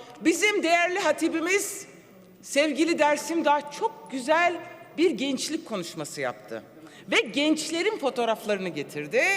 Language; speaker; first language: Turkish; non-native, local second language; Kurdish